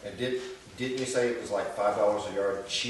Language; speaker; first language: English; native; English